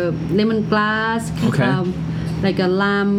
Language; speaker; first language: English; non-native, learner; Thai